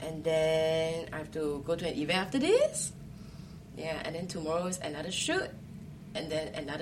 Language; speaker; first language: English; early bilingual, other home language; Chinese